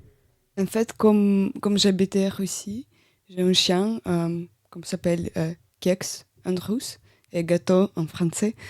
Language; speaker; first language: French; non-native, learner; Russian